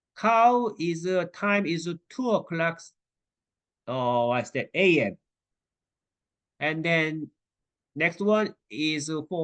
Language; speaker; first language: English; non-native, learner; Korean